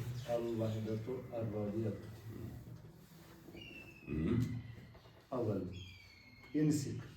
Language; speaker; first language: Arabic; non-native, learner; Urdu